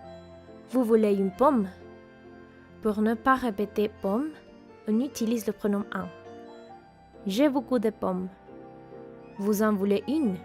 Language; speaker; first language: French; non-native, fluent; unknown